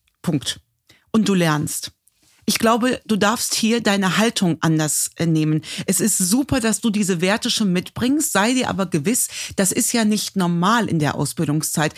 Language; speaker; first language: German; native; German